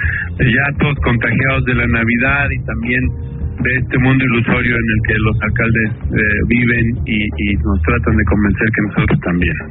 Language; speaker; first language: Spanish; native; Spanish